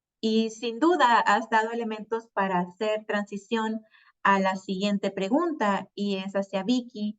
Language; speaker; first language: Spanish; native; Spanish